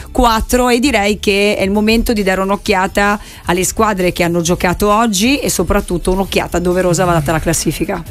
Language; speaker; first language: Italian; native; Italian